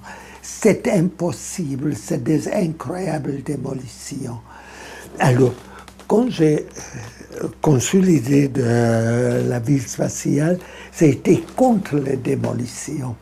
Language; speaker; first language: French; non-native, fluent; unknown